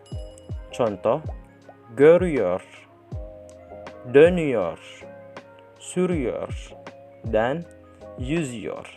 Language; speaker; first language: Turkish; non-native, fluent; Indonesian